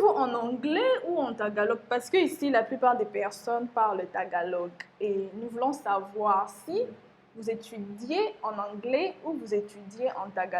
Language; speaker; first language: French; non-native, local second language; Lingala